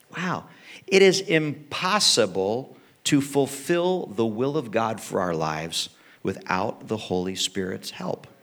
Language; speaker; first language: English; native; English